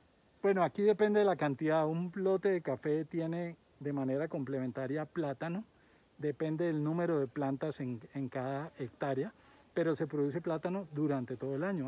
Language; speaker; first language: Spanish; native; Spanish